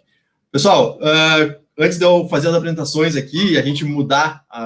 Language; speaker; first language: Portuguese; native; Portuguese